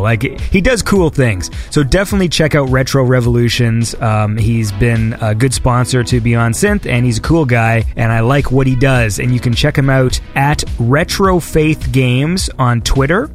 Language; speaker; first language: English; native; English